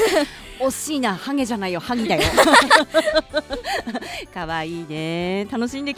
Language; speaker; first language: Japanese; native; Japanese